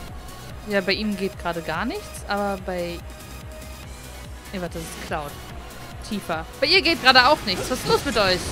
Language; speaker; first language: German; native; German